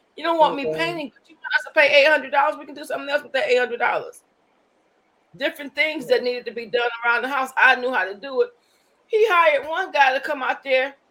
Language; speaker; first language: English; native; English